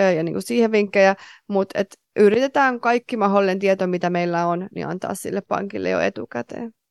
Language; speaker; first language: Finnish; native; Finnish